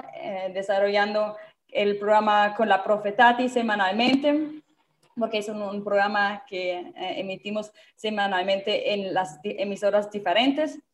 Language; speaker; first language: Spanish; non-native, fluent; German